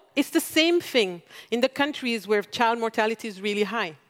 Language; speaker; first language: English; non-native, fluent; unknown